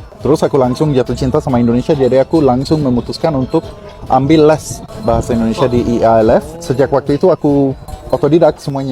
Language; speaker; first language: Indonesian; non-native, fluent; Swedish